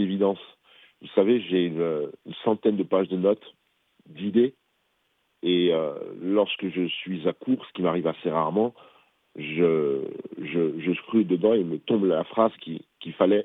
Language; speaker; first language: French; early bilingual, other home language; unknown